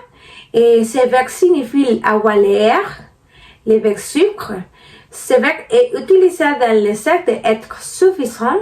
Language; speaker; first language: French; non-native, learner; Spanish